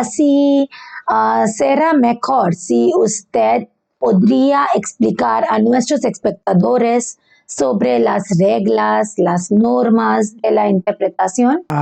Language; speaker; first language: Spanish; non-native, learner; Bangla